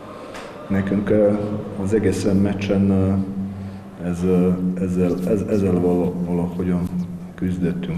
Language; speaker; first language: Hungarian; non-native, fluent; Serbian